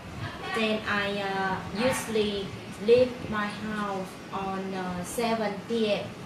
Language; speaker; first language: English; non-native, learner; Vietnamese